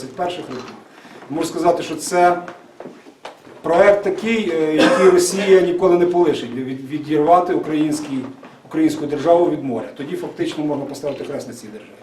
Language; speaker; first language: Ukrainian; native; Ukrainian